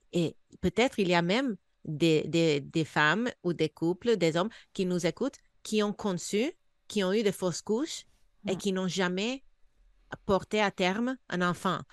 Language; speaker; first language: French; non-native, fluent; English